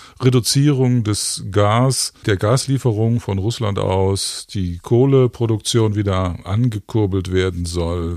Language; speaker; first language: German; native; German